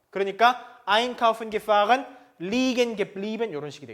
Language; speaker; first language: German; non-native, fluent; Korean